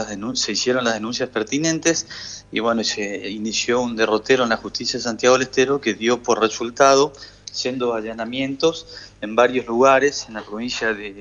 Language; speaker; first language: Spanish; native; Spanish